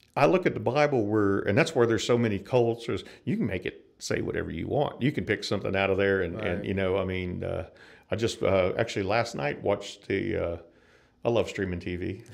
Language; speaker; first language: English; native; English